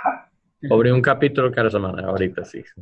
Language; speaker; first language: Spanish; non-native, learner; English